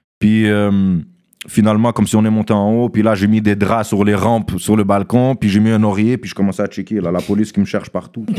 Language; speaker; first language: French; early bilingual, other home language; Russian